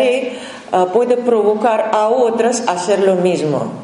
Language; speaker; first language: Spanish; non-native, learner; Russian